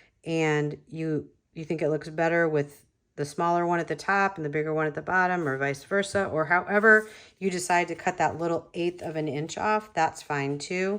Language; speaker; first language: English; native; English